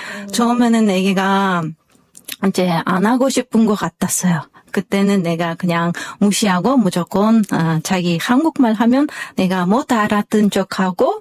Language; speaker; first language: Korean; non-native, fluent; Kyrgyz